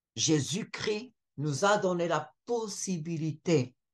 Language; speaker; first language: French; non-native, fluent; Portuguese